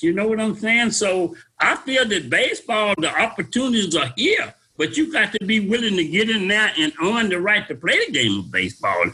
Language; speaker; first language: English; native; English